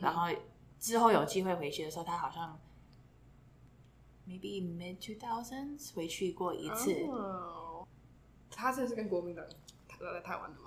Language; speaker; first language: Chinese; early bilingual, heritage; Chinese